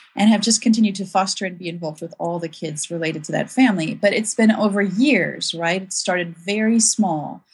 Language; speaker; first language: English; native; English